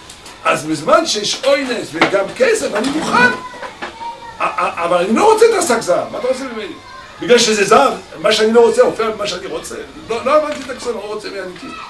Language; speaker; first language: Hebrew; non-native, fluent; French